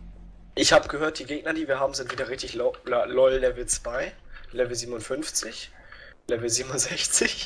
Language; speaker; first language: German; native; German